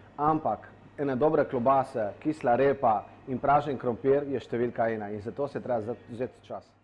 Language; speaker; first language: Slovenian; native; Slovenian